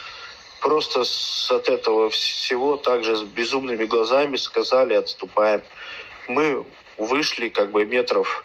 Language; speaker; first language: Russian; native; Russian